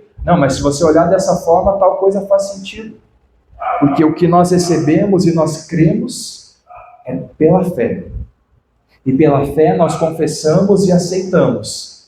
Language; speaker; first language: Portuguese; native; Portuguese